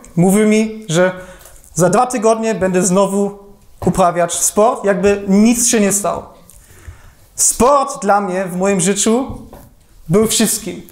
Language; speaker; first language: Polish; non-native, fluent; German